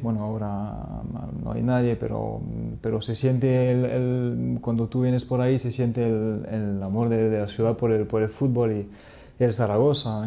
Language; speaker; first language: Spanish; non-native, fluent; French